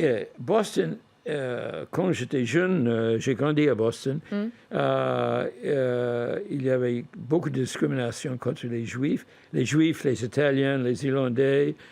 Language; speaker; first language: French; non-native, fluent; English